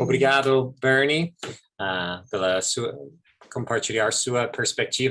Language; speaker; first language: Portuguese; non-native, fluent; English